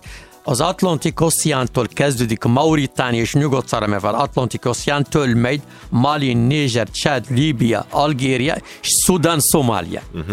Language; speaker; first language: Hungarian; non-native, learner; Arabic